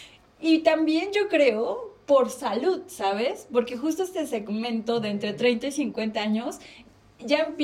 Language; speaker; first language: Spanish; native; Spanish